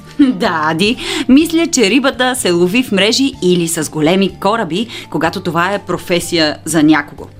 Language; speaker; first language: Bulgarian; native; Bulgarian